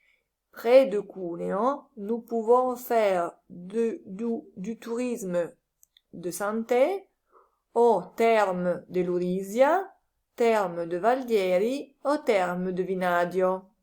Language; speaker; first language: French; non-native, learner; Italian